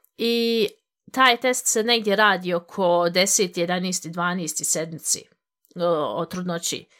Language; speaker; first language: Bosnian; early bilingual, heritage; Bosnian